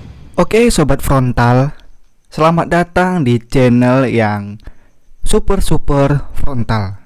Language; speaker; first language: Indonesian; native; Indonesian